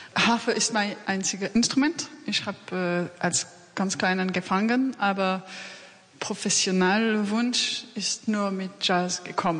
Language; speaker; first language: German; non-native, learner; French